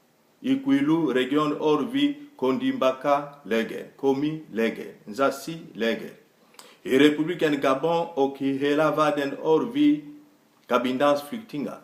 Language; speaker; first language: Swedish; non-native, fluent; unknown